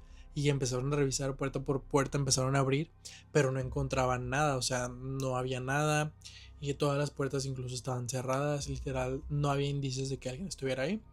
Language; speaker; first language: Spanish; native; Spanish